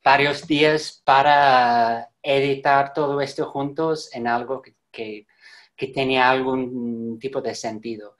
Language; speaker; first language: Spanish; non-native, fluent; English